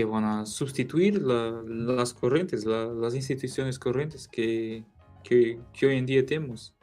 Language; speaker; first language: Spanish; non-native, learner; Portuguese